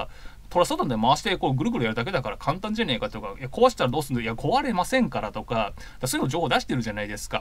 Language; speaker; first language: Japanese; native; Japanese